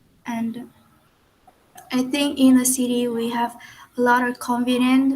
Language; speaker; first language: English; non-native, learner; Vietnamese